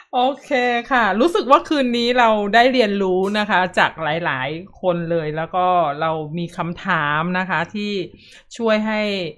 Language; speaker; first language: Thai; native; Thai